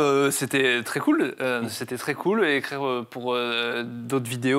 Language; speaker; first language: French; native; French